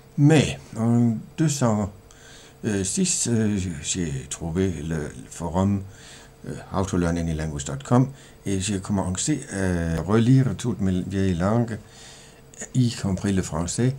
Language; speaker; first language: French; non-native, fluent; Danish